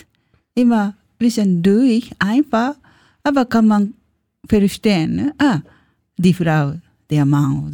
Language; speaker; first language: German; non-native, learner; Japanese